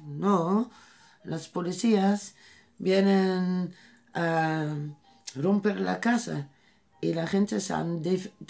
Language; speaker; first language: Spanish; non-native, learner; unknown